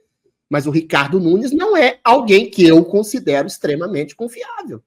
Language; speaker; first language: Portuguese; native; Portuguese